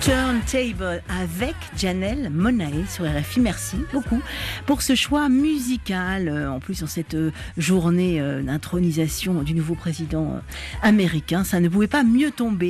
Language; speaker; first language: French; native; French